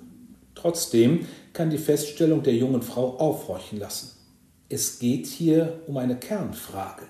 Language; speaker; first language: German; native; German